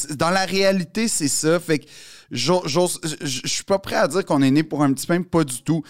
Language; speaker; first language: French; native; French